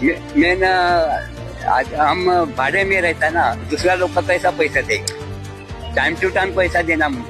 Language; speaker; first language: Hindi; non-native, local second language; Konkani